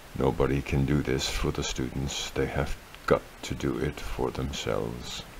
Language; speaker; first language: English; native; English